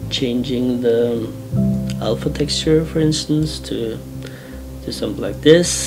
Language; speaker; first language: English; non-native, fluent; Norwegian